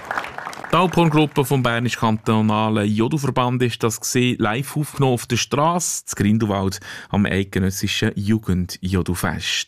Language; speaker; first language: German; native; German